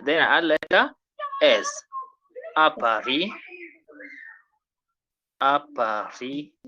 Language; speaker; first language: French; non-native, fluent; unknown